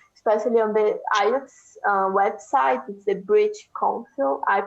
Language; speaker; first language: English; non-native, fluent; Portuguese